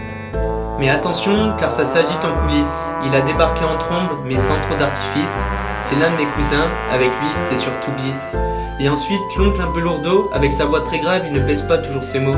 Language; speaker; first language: French; native; French